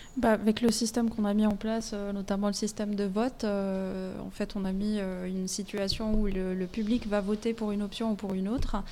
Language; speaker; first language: French; non-native, local second language; Arabic